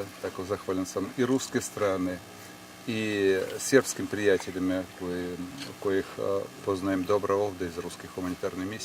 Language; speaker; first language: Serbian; non-native, fluent; Russian